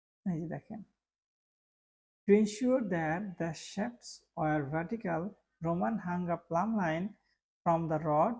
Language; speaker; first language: English; non-native, local second language; Bangla